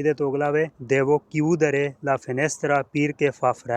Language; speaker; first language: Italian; non-native, learner; Punjabi